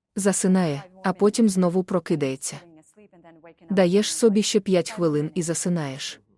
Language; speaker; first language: Ukrainian; native; Ukrainian